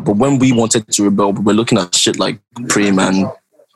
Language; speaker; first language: English; non-native, local second language; Yoruba